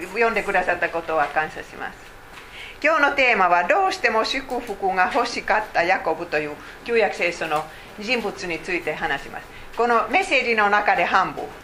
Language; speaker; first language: Japanese; non-native, fluent; Finnish